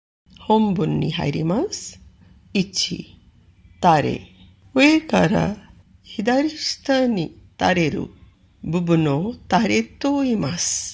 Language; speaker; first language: Japanese; non-native, fluent; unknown